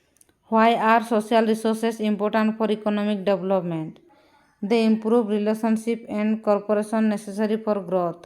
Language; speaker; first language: English; non-native, local second language; Odia